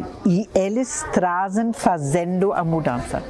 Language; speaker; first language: Portuguese; non-native, fluent; German